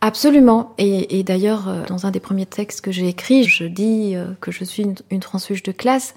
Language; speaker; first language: French; non-native, local second language; Kinyarwanda